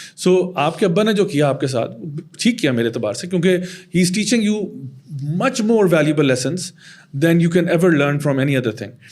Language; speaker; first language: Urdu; native; Urdu